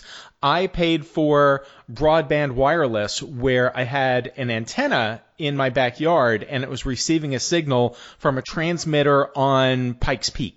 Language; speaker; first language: English; native; English